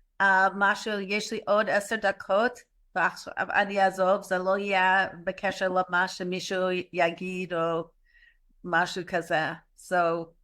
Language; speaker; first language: Hebrew; non-native, learner; English